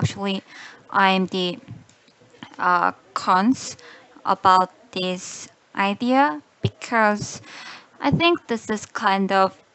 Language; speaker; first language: English; non-native, learner; Korean